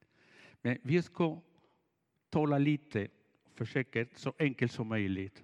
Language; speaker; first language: Swedish; non-native, fluent; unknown